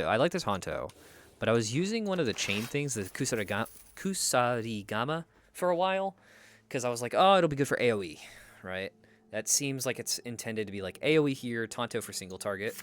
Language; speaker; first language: English; native; English